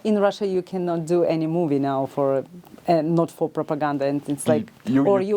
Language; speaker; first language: English; non-native, learner; Ukrainian